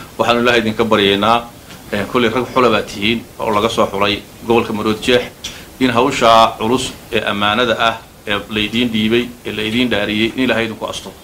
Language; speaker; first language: Somali; native; Somali